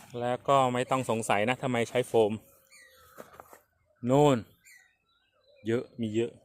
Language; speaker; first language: Thai; native; Thai